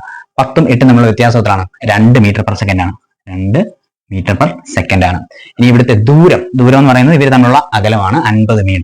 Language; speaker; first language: Malayalam; native; Malayalam